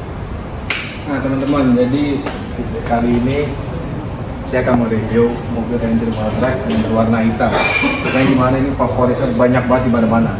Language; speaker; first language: Indonesian; native; Indonesian